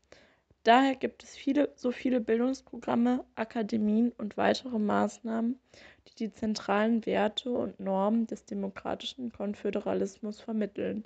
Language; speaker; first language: German; native; German